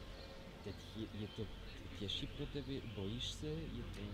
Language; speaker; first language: Czech; non-native, learner; English